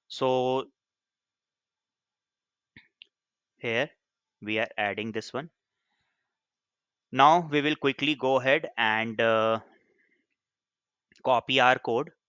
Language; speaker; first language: English; non-native, local second language; Hindi